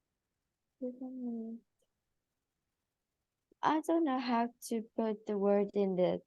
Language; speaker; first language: English; non-native, learner; Vietnamese